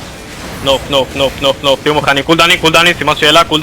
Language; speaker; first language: Hebrew; native; Hebrew